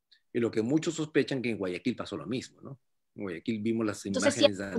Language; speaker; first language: Spanish; native; Spanish